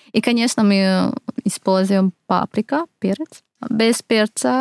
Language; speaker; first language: Russian; non-native, fluent; Hungarian